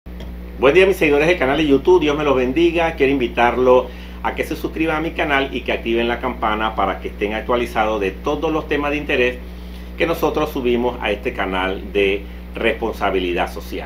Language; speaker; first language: Spanish; native; Spanish